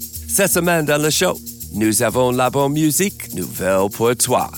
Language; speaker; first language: French; non-native, learner; English